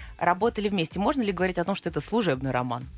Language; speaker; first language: Russian; native; Russian